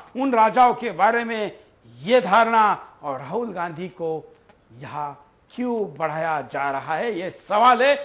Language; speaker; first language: Hindi; non-native, local second language; Marathi